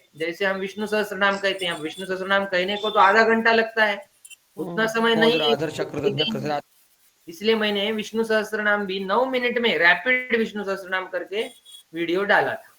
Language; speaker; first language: Hindi; native; Hindi